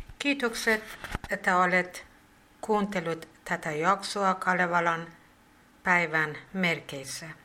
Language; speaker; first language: Finnish; non-native, fluent; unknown